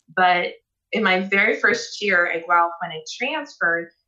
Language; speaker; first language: English; non-native, fluent; Portuguese